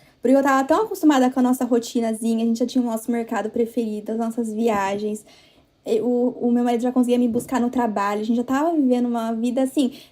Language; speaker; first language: Portuguese; native; Portuguese